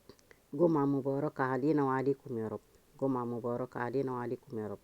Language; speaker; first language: Arabic; native; Arabic